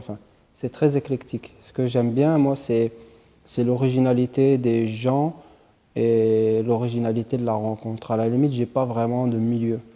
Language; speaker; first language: French; early bilingual, other home language; Arabic